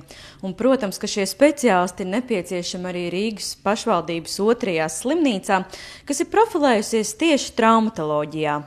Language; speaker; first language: Latvian; native; Latvian